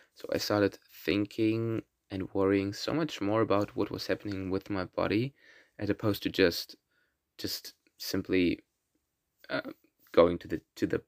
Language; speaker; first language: English; non-native, fluent; German